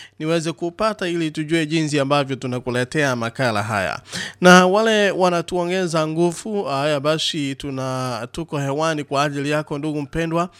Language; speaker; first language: Swahili; non-native, local second language; Gusii